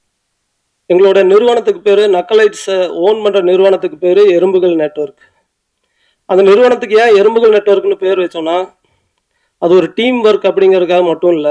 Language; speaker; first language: Tamil; native; Tamil